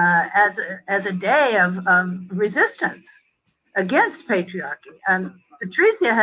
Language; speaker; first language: English; native; English